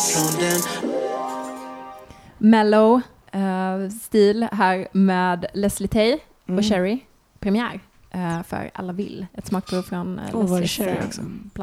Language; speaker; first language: Swedish; native; Swedish